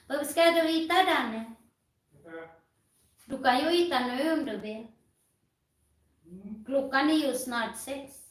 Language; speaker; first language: Swedish; non-native, fluent; Filipino